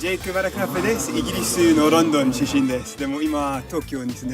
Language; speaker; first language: Japanese; non-native, learner; English